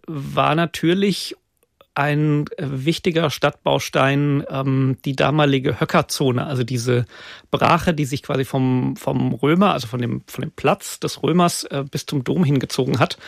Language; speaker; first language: German; native; German